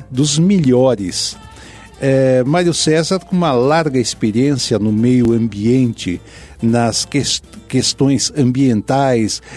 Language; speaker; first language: Portuguese; native; Portuguese